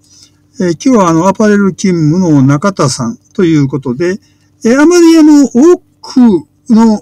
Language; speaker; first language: Japanese; native; Japanese